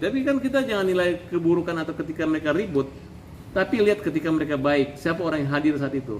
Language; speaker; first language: Indonesian; native; Indonesian